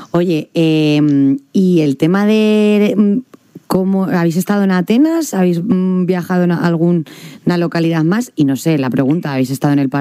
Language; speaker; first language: Spanish; native; Spanish